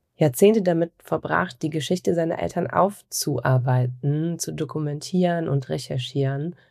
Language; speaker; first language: German; native; German